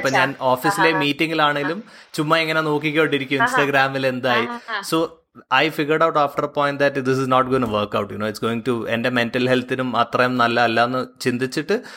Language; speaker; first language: Malayalam; early bilingual, heritage; Malayalam